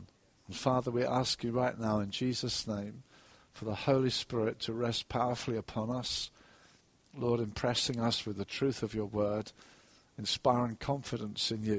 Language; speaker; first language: English; native; English